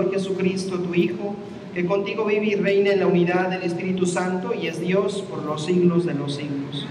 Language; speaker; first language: Spanish; native; Spanish